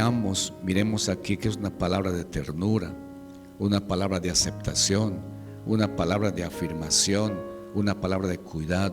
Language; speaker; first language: Spanish; native; Spanish